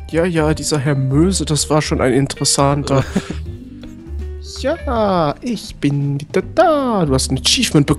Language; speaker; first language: German; native; German